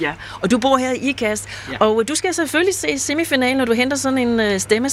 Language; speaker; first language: Danish; native; Danish